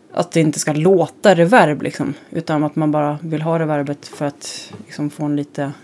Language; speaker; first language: Swedish; native; Swedish